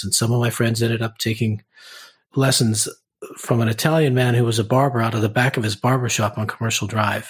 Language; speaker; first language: English; native; English